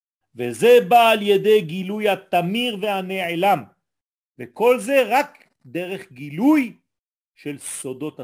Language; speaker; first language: Hebrew; non-native, fluent; French